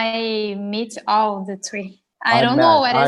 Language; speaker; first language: English; non-native, learner; Portuguese